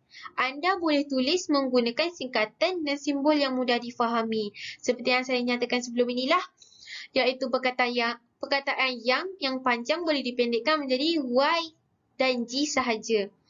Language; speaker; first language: Malay; native; Malay